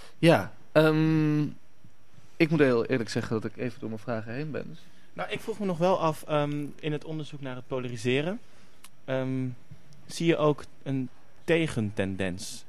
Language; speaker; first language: Dutch; native; Dutch